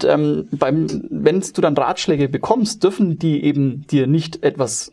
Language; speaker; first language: German; native; German